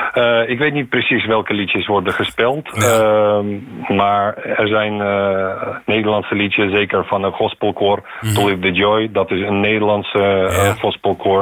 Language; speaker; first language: Dutch; non-native, fluent; Ukrainian